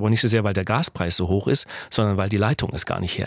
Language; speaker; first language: German; native; German